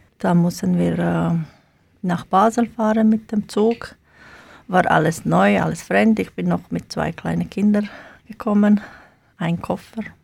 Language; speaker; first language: German; non-native, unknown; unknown